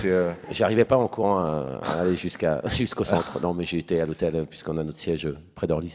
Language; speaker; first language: French; native; French